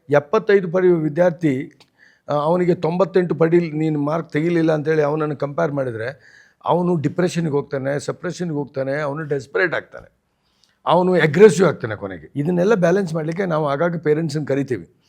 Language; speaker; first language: Kannada; native; Kannada